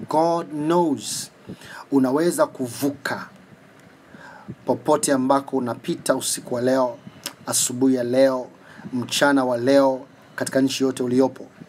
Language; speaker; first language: Swahili; native; Swahili